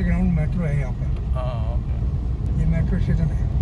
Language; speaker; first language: Hindi; native; Hindi